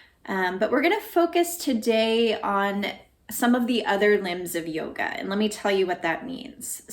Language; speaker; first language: English; native; English